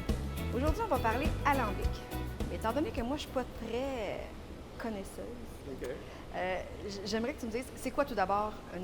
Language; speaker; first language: French; native; French